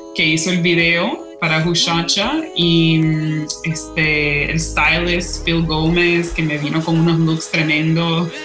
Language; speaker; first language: Spanish; early bilingual, heritage; Spanish